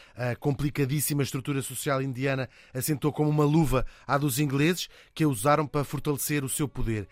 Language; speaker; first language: Portuguese; native; Portuguese